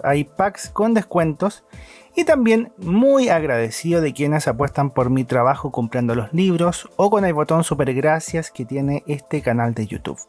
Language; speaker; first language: Spanish; native; Spanish